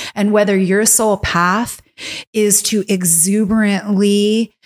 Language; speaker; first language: English; native; English